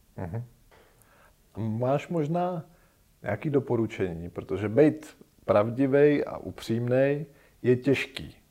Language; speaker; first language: Czech; native; Czech